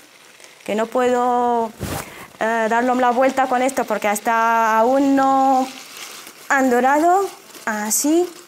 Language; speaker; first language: Spanish; non-native, fluent; Arabic